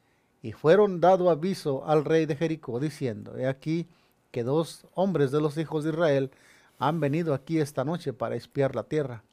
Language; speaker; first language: Spanish; native; Spanish